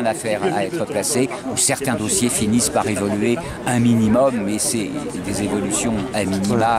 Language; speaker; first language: French; native; French